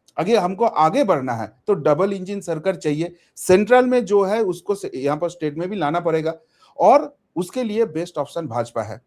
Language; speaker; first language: Hindi; non-native, local second language; Bangla